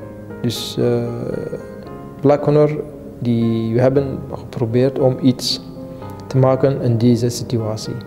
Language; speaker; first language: Dutch; non-native, learner; Kurdish